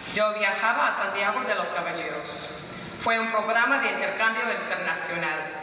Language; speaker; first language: Spanish; non-native, fluent; English